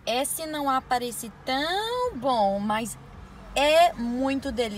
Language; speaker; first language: Portuguese; non-native, learner; English